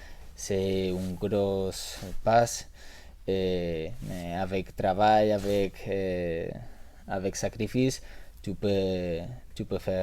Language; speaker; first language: French; non-native, learner; Spanish